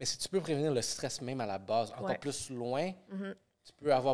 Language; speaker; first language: French; native; French